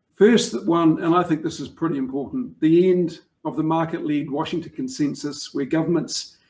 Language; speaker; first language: English; native; English